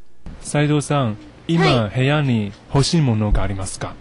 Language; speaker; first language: Japanese; non-native, fluent; Chinese